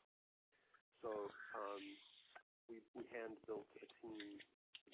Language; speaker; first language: English; native; English